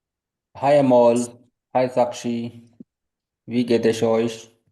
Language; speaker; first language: German; non-native, learner; Hindi